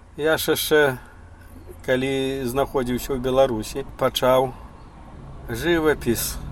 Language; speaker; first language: Belarusian; native; Belarusian